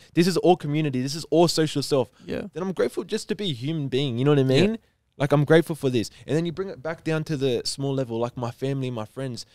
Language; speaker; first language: English; native; English